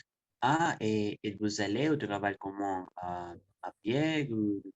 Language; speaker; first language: French; non-native, learner; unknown